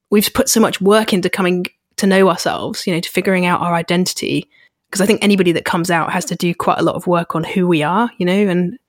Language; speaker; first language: English; native; English